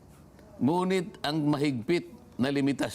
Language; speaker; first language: Filipino; native; Filipino